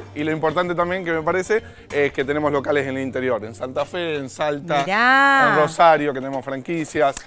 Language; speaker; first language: Spanish; native; Spanish